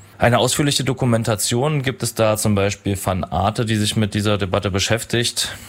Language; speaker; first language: German; native; German